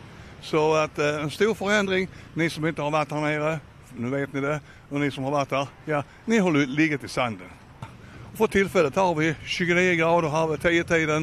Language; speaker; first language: Swedish; native; Swedish